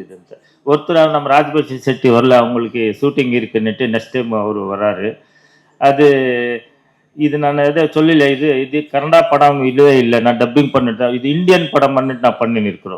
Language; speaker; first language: Tamil; non-native, learner; Kannada